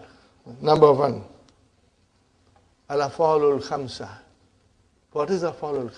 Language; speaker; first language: Arabic; non-native, fluent; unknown